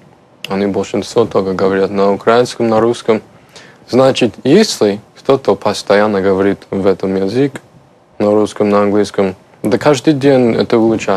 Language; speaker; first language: Russian; non-native, learner; English